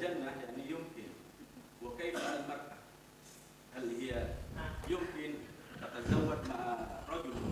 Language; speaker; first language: Arabic; non-native, learner; Indonesian